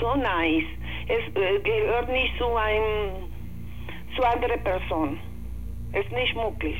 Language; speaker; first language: German; non-native, learner; Spanish